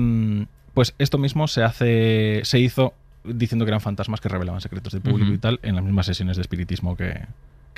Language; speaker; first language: Spanish; native; Spanish